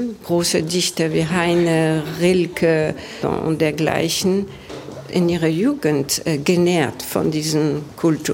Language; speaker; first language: German; early bilingual, heritage; German